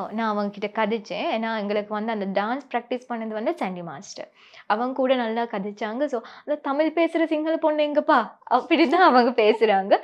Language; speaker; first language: Tamil; non-native, local second language; Sinhala